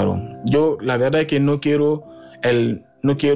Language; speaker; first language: Spanish; non-native, learner; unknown